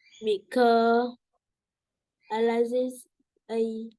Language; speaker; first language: English; non-native, learner; Vietnamese